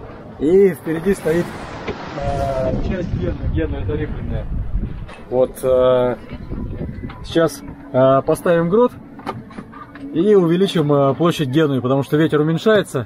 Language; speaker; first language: Russian; native; Russian